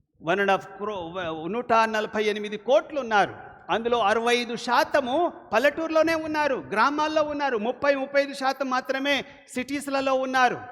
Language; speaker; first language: Telugu; non-native, local second language; Lambadi